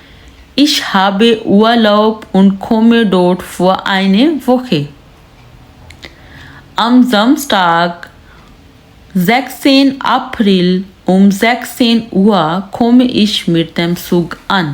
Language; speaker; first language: German; non-native, learner; Urdu